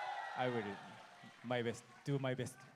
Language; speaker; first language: English; non-native, learner; Japanese